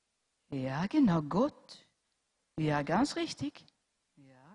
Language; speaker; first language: German; non-native, fluent; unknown